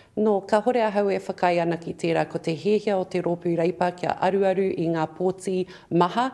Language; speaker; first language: Māori; non-native, local second language; English